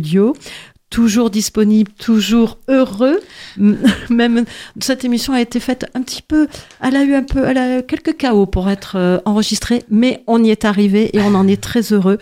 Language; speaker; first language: French; native; French